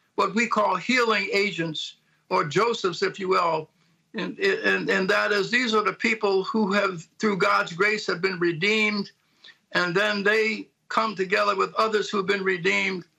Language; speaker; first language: English; native; English